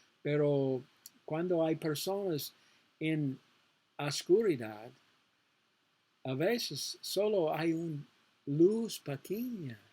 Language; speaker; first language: Spanish; non-native, learner; English